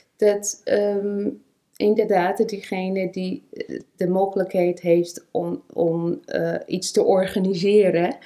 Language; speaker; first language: Dutch; non-native, fluent; Portuguese